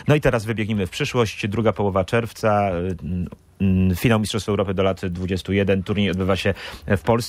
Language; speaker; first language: Polish; native; Polish